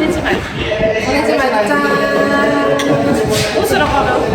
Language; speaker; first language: Korean; native; Korean